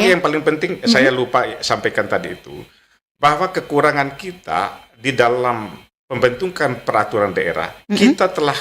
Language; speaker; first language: Indonesian; native; Indonesian